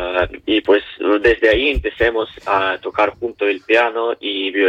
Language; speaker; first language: Spanish; non-native, learner; Ukrainian